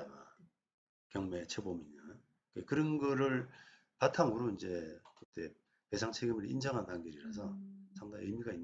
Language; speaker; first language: Korean; native; Korean